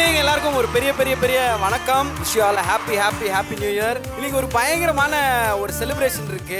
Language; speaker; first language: Tamil; native; Tamil